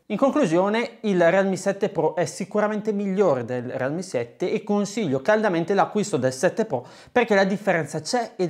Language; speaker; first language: Italian; native; Italian